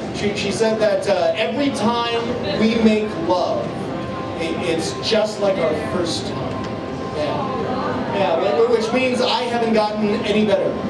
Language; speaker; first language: English; native; English